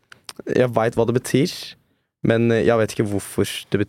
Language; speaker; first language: Norwegian; early bilingual, other home language; Turkish